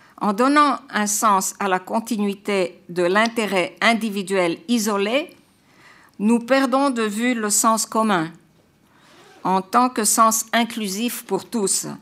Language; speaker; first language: French; non-native, fluent; Croatian